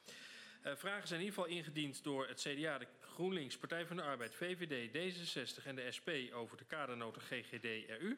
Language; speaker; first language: Dutch; native; Dutch